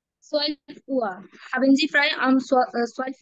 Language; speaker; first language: German; non-native, learner; Bangla